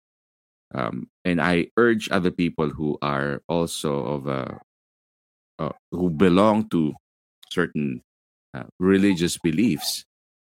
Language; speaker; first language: English; non-native, local second language; Filipino